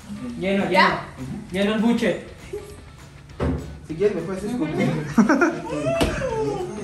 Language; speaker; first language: Spanish; native; Spanish